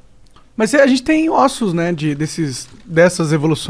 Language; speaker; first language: Portuguese; native; Portuguese